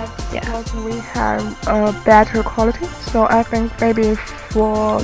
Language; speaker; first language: English; non-native, learner; Chinese